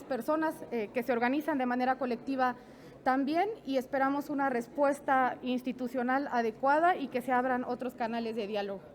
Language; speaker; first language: Spanish; native; Spanish